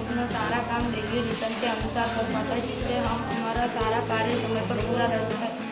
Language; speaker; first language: Hindi; non-native, local second language; Gujarati